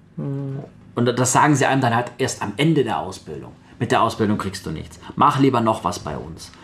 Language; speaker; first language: German; early bilingual, other home language; Russian